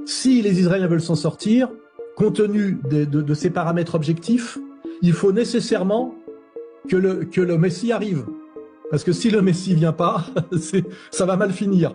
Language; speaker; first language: French; native; French